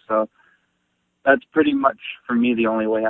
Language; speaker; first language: English; native; English